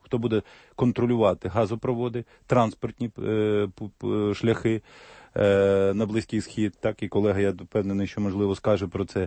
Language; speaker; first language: Ukrainian; native; Ukrainian